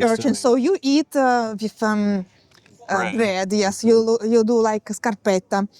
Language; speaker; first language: English; non-native, learner; Russian